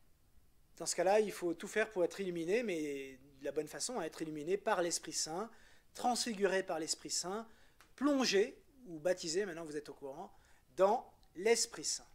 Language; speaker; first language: French; native; French